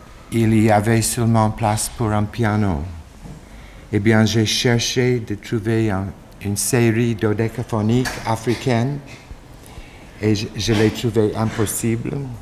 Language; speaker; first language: French; non-native, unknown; English